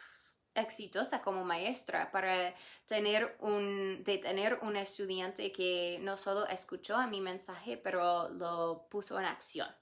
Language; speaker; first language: Spanish; non-native, fluent; English